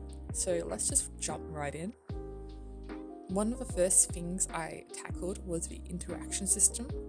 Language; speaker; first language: English; native; English